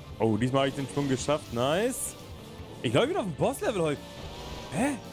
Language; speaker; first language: German; native; German